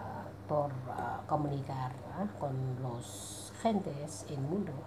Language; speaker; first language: Spanish; non-native, learner; Thai